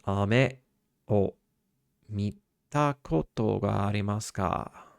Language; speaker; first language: Japanese; non-native, learner; English